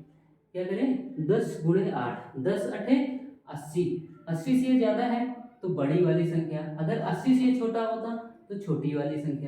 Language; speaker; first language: Hindi; native; Hindi